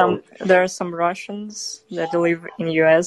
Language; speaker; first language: English; non-native, fluent; Kazakh